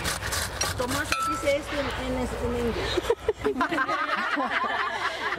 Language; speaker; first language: Spanish; non-native, learner; Italian